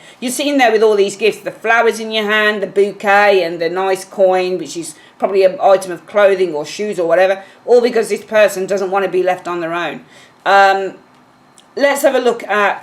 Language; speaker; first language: English; native; English